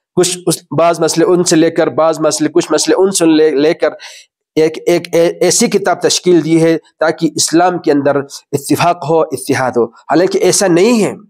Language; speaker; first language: Urdu; non-native, local second language; Balti